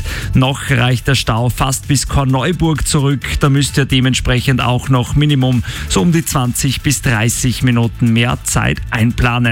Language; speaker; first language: German; native; German